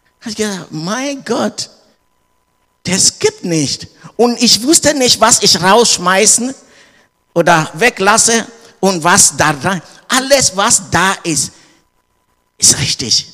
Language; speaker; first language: German; non-native, learner; English